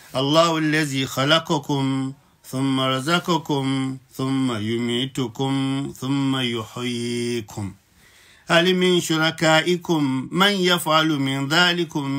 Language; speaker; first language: Arabic; non-native, fluent; Yoruba